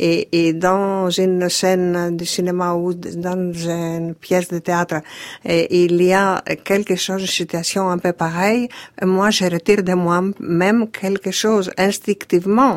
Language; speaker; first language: French; non-native, fluent; Greek